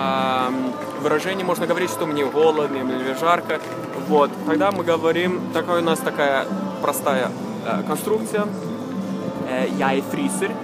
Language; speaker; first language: Russian; non-native, fluent; Norwegian